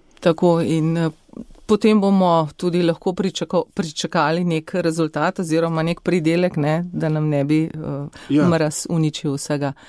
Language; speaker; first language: Slovenian; native; Slovenian